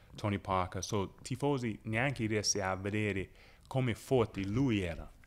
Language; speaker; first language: Italian; non-native, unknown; English